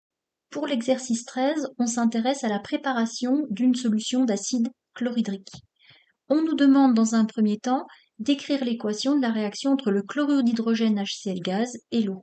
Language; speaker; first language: French; native; French